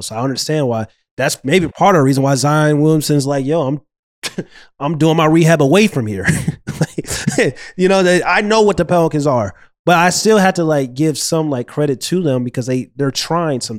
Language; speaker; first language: English; native; English